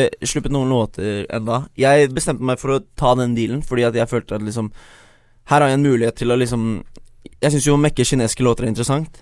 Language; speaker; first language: Norwegian; early bilingual, other home language; Chinese